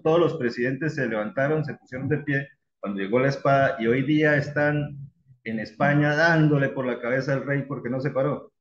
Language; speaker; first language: Spanish; native; Spanish